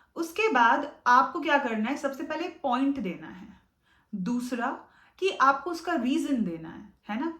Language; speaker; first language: Hindi; native; Hindi